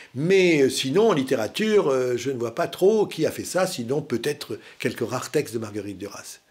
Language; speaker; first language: French; native; French